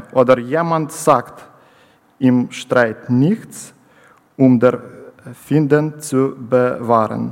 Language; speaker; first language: German; non-native, learner; Ukrainian